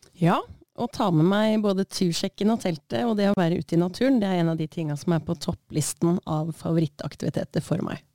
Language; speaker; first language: Norwegian; native; Norwegian